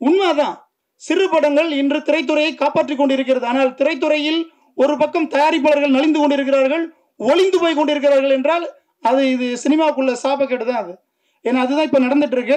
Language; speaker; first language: Tamil; native; Tamil